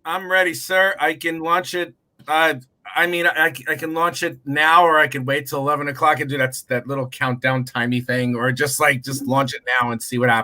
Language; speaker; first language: English; native; English